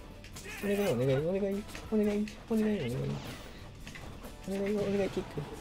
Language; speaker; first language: Japanese; native; Japanese